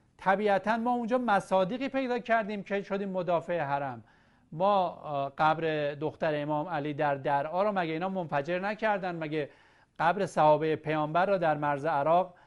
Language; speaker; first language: Persian; native; Persian